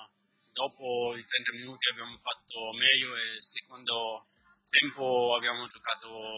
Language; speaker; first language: Italian; non-native, learner; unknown